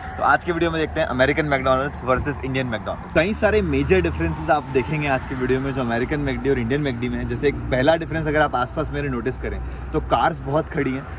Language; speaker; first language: Hindi; native; Hindi